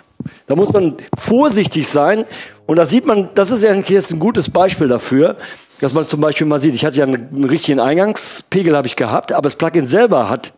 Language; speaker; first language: German; native; German